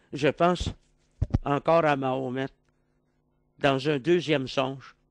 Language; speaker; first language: French; native; French